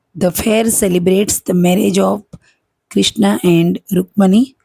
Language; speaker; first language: English; non-native, local second language; Gujarati